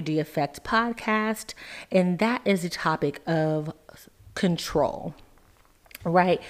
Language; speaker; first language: English; native; English